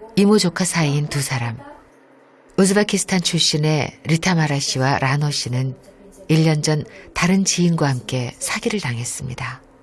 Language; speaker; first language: Korean; native; Korean